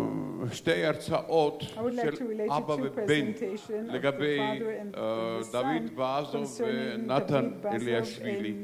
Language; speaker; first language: Hebrew; non-native, fluent; Georgian